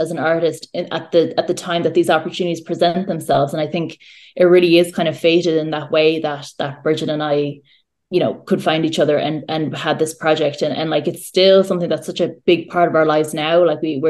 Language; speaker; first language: English; native; English